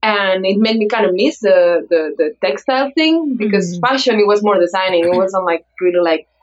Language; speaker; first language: English; non-native, fluent; Spanish